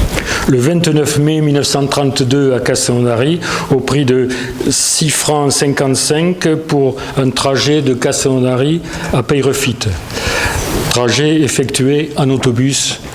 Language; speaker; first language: French; native; French